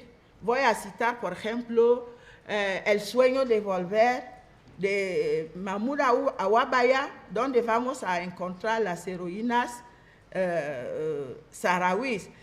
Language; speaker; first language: Spanish; non-native, fluent; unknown